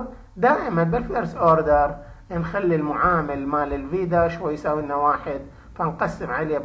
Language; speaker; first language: Arabic; native; Arabic